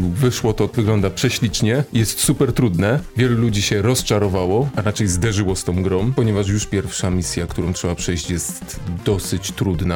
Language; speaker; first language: Polish; native; Polish